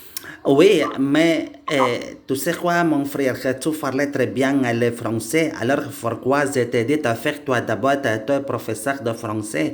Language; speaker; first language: French; non-native, learner; Indonesian